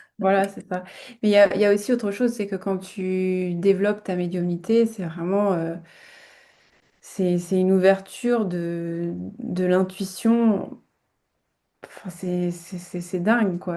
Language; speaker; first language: French; native; French